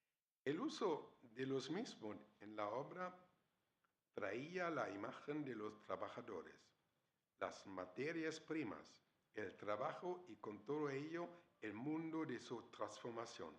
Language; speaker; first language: Spanish; non-native, fluent; German